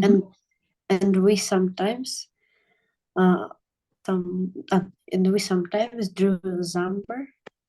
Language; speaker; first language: English; non-native, learner; Russian